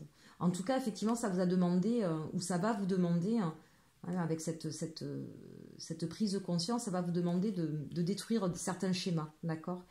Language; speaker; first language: French; native; French